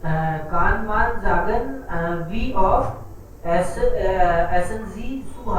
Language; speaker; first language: German; non-native, learner; Hindi